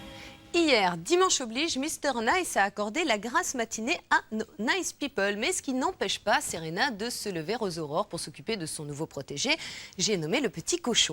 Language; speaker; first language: French; native; French